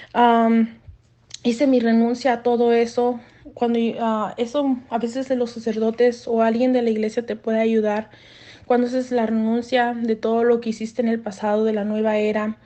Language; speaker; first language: Spanish; native; Spanish